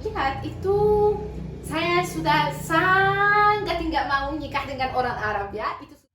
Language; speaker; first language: Indonesian; non-native, learner; Arabic